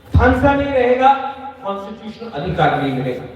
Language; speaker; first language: Hindi; non-native, local second language; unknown